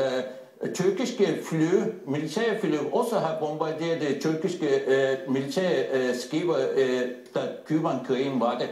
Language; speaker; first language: Danish; non-native, fluent; Turkish